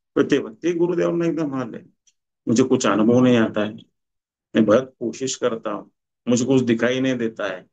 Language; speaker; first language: Hindi; non-native, local second language; Marathi